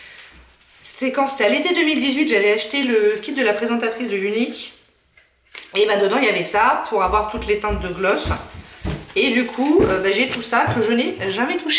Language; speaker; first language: French; native; French